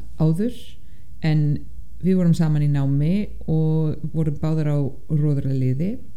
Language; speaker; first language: Icelandic; non-native, fluent; English